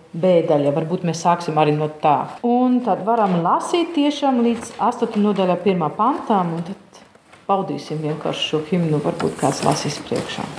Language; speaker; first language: Latvian; non-native, fluent; German